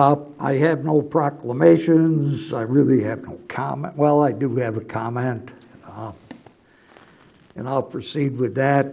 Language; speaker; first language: English; native; English